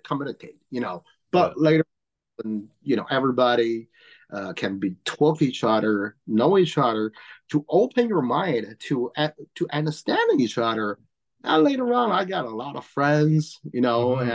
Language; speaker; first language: English; non-native, learner; Chinese